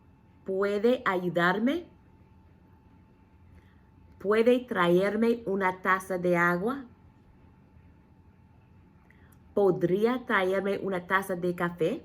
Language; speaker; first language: Spanish; non-native, fluent; English